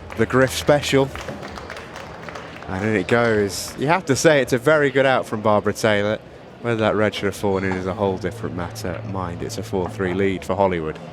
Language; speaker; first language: English; native; English